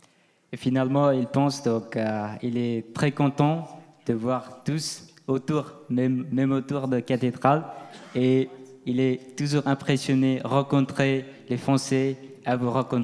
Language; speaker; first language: French; non-native, fluent; Nepali